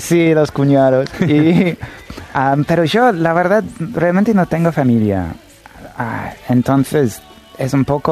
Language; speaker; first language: Spanish; non-native, fluent; English